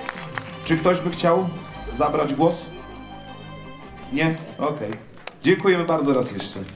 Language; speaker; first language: Polish; native; Polish